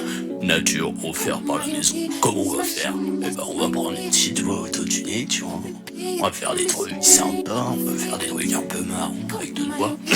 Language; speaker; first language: French; native; French